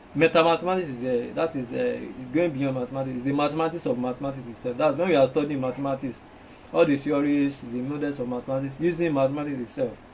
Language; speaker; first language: English; non-native, local second language; Yoruba